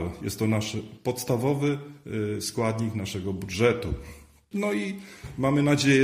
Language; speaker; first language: Polish; native; Polish